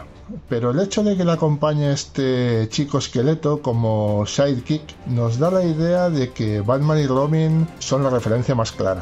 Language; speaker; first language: Spanish; native; Spanish